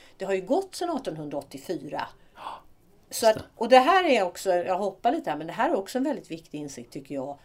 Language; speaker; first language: Swedish; native; Swedish